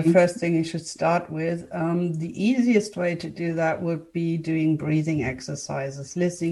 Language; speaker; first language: English; non-native, fluent; German